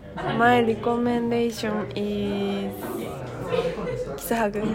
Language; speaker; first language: English; non-native, learner; Japanese